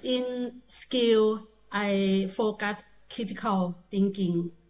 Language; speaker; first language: English; non-native, learner; Thai